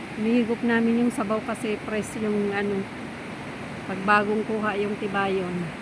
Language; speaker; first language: Filipino; non-native, local second language; Bikol